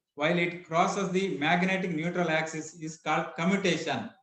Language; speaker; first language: English; non-native, local second language; Kannada